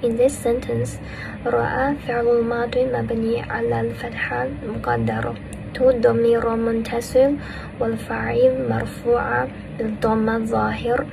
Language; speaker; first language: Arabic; non-native, learner; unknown